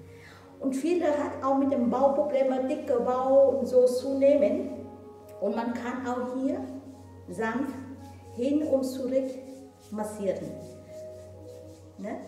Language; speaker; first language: German; non-native, learner; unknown